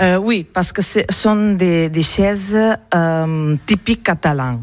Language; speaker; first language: French; non-native, learner; Catalan